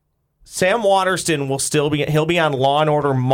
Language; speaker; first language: English; native; English